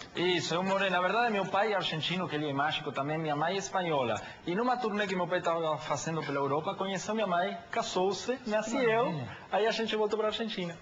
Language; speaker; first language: Portuguese; non-native, fluent; Spanish